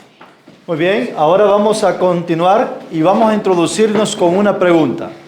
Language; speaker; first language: Spanish; native; Spanish